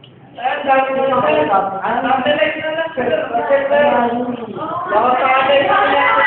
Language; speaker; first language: Filipino; native; Filipino